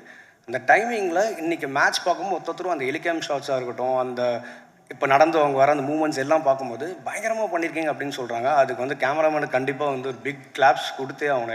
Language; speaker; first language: Tamil; native; Tamil